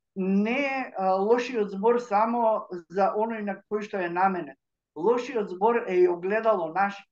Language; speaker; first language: Macedonian; native; Macedonian